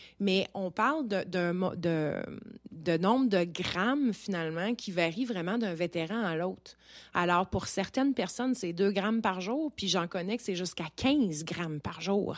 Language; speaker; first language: French; native; French